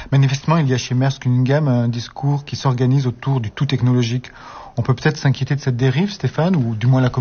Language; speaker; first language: French; native; French